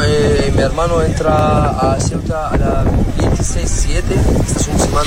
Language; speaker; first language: Spanish; non-native, learner; Arabic